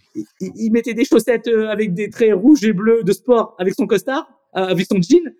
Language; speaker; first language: French; native; French